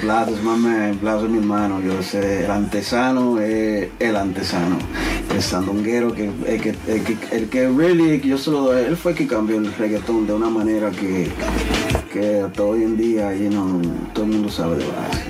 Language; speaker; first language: Spanish; native; Spanish